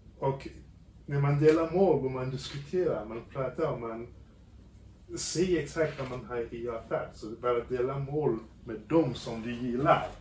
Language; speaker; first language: Swedish; non-native, fluent; French